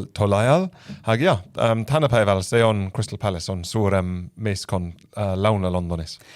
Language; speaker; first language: Estonian; non-native, fluent; English